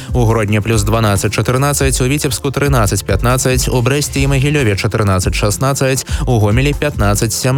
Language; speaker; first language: Belarusian; native; Belarusian